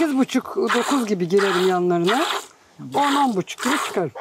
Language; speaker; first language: Turkish; native; Turkish